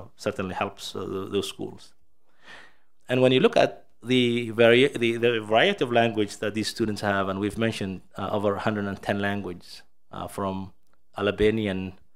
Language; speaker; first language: English; non-native, fluent; Somali